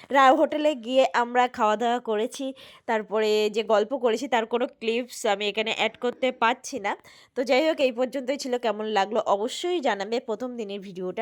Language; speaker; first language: Bangla; native; Bangla